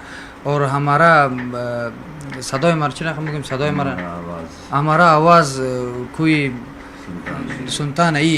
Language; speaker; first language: Hindi; non-native, learner; Persian